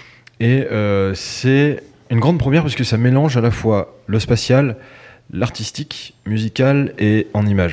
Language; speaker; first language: French; native; French